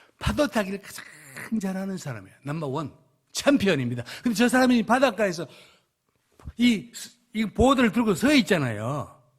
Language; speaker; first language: Korean; native; Korean